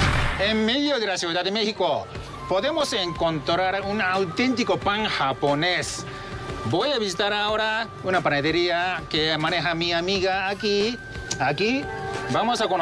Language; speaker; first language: Spanish; non-native, fluent; Japanese